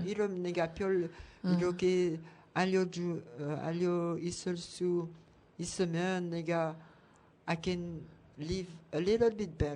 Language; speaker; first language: Korean; non-native, learner; French